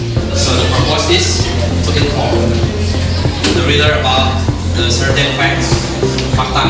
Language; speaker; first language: English; non-native, fluent; Indonesian